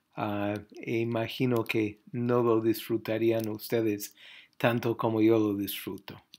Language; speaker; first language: Spanish; non-native, fluent; English